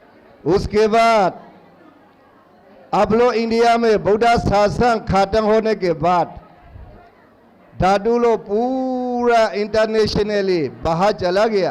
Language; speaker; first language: Hindi; non-native, learner; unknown